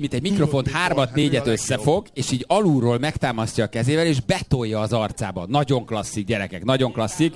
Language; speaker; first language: Hungarian; native; Hungarian